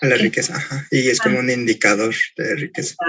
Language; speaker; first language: Spanish; native; Spanish